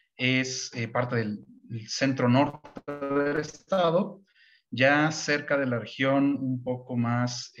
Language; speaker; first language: Spanish; native; Spanish